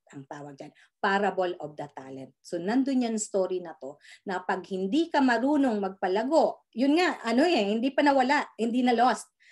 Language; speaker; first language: Filipino; native; Filipino